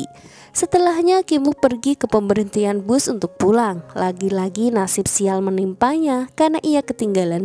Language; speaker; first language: Indonesian; native; Indonesian